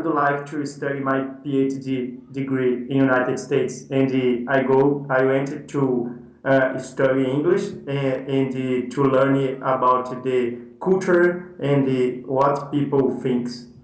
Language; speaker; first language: English; non-native, learner; Portuguese